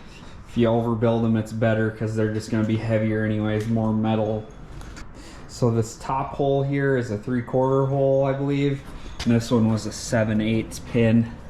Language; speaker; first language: English; native; English